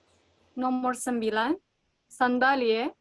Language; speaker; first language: Turkish; non-native, learner; Indonesian